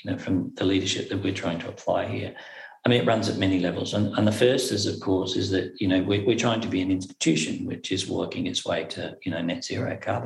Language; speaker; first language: English; native; English